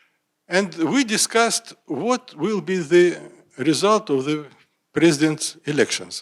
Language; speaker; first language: English; non-native, fluent; Russian